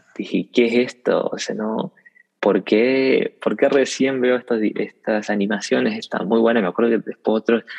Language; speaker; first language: Spanish; native; Spanish